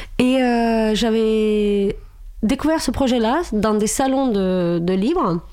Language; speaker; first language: French; non-native, fluent; Romanian